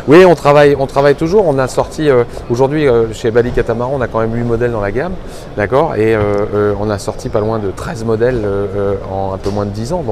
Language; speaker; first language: French; native; French